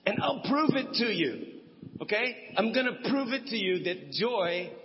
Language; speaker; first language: English; non-native, local second language; Filipino